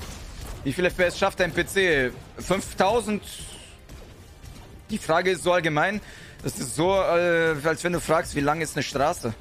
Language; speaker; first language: German; native; German